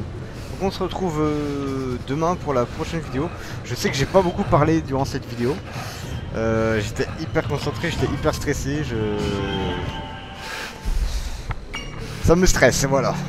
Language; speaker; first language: French; native; French